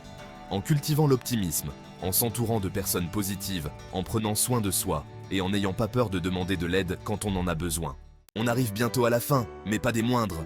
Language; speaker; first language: French; native; French